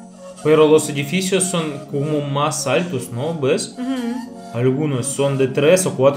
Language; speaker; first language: Spanish; non-native, learner; Russian